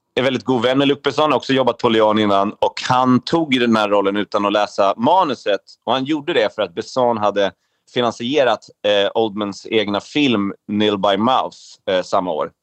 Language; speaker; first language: Swedish; native; Swedish